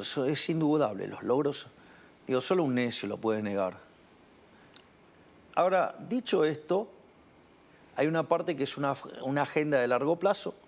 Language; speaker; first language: Spanish; native; Spanish